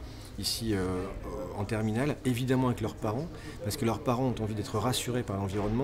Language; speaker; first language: French; native; French